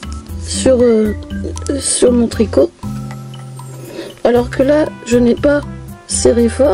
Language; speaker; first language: French; native; French